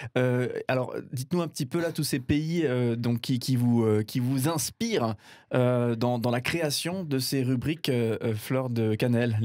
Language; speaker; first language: French; native; French